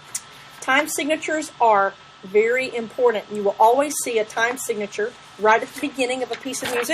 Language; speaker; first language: English; native; English